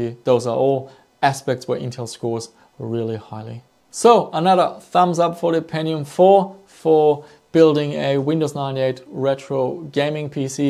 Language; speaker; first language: English; non-native, fluent; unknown